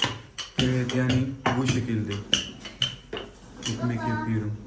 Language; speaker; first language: Turkish; non-native, learner; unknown